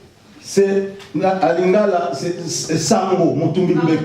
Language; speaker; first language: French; non-native, local second language; Lingala